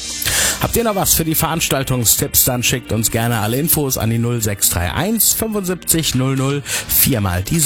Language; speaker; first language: German; native; German